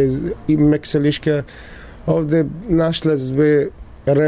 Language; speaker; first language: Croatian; non-native, learner; Arabic